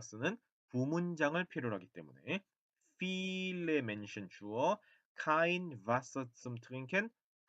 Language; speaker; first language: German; non-native, fluent; Korean